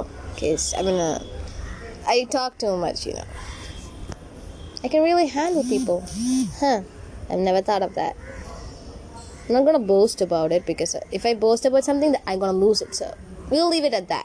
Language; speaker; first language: English; non-native, local second language; Tamil